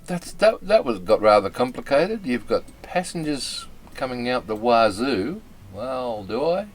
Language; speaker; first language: English; native; English